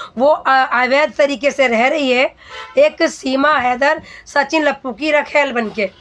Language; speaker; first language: Hindi; native; Hindi